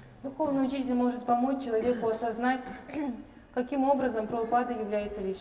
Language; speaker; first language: Russian; native; Russian